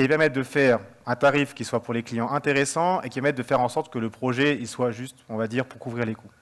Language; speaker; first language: French; native; French